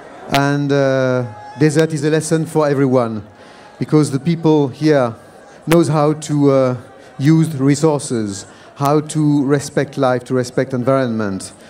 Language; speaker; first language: English; non-native, fluent; French